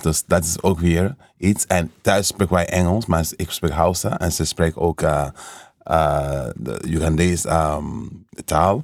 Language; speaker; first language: Dutch; non-native, learner; English